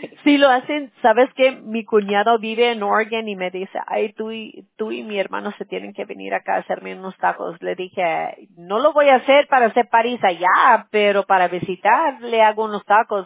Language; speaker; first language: Spanish; early bilingual, other home language; English